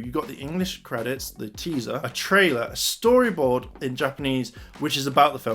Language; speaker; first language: English; native; English